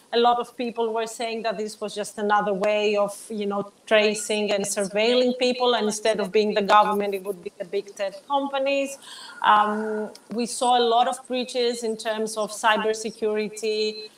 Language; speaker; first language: English; non-native, fluent; Greek